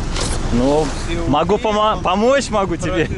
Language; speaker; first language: Russian; native; Russian